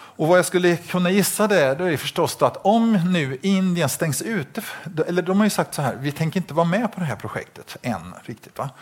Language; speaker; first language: Swedish; native; Swedish